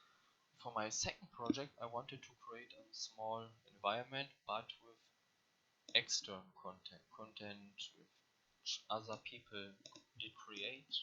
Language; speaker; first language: English; non-native, learner; German